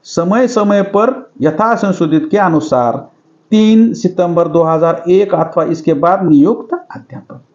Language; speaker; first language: Hindi; non-native, local second language; Marathi